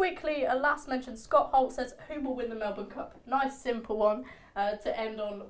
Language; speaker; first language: English; native; English